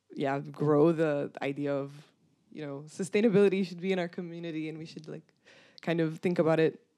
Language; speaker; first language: English; non-native, fluent; Romanian